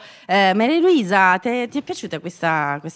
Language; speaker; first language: Italian; native; Italian